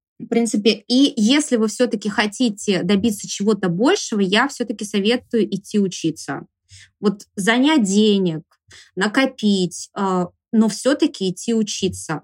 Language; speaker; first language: Russian; native; Russian